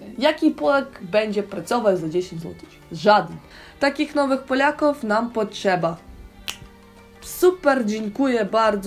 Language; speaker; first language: Polish; non-native, learner; Ukrainian